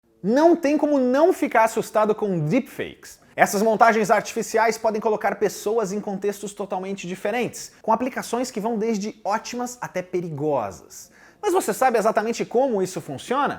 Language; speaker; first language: Portuguese; native; Portuguese